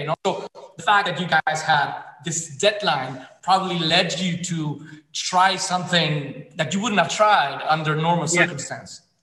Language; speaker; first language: English; non-native, fluent; Spanish